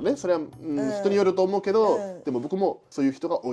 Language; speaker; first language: Japanese; non-native, fluent; Spanish